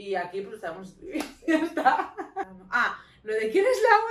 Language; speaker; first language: Spanish; native; Spanish